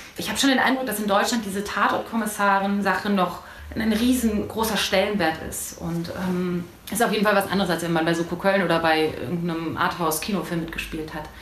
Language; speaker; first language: German; native; German